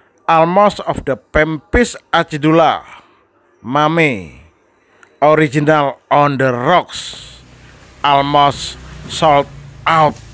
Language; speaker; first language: English; non-native, learner; Indonesian